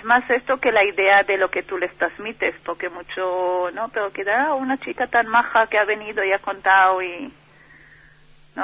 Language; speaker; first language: Spanish; non-native, fluent; Hebrew